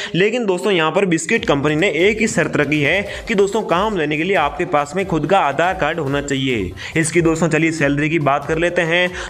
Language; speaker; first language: Hindi; native; Hindi